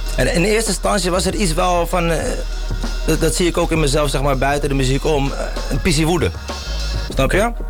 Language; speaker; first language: Dutch; early bilingual, other home language; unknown